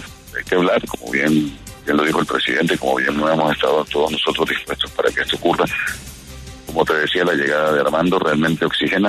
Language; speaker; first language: Spanish; native; Spanish